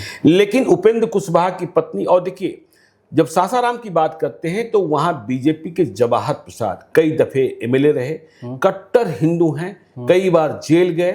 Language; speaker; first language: Hindi; native; Hindi